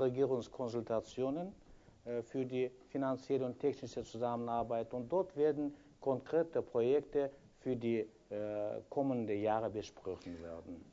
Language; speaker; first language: German; non-native, fluent; Kyrgyz